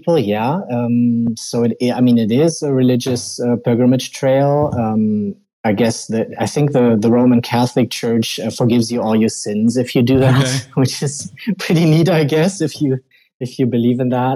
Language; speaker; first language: English; non-native, fluent; German